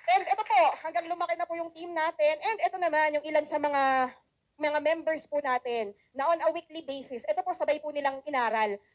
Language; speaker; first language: Filipino; non-native, local second language; Bikol